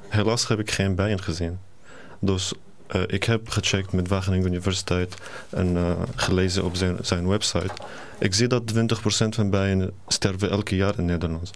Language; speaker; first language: Dutch; non-native, learner; Arabic